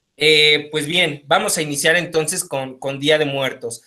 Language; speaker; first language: Spanish; native; Spanish